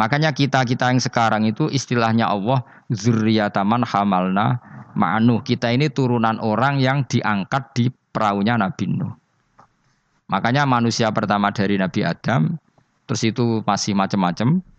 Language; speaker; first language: Malay; non-native, local second language; Javanese